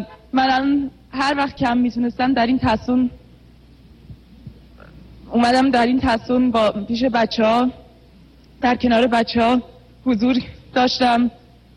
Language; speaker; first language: Persian; non-native, fluent; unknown